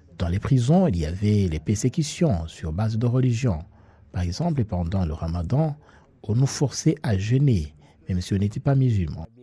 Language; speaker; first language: French; non-native, local second language; Kinyarwanda